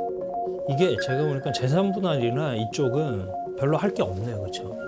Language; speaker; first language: Korean; native; Korean